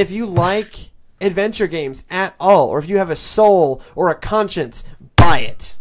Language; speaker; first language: English; native; English